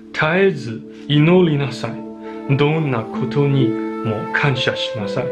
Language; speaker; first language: Japanese; non-native, fluent; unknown